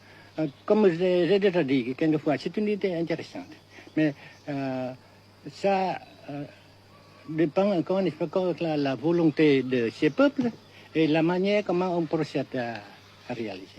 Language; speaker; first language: French; non-native, fluent; Vietnamese